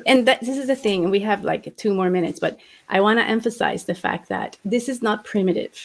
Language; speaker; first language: English; native; English